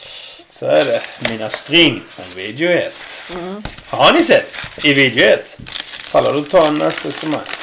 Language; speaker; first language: Swedish; native; Swedish